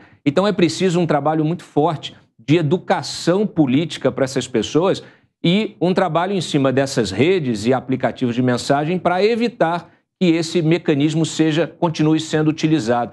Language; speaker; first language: Portuguese; native; Portuguese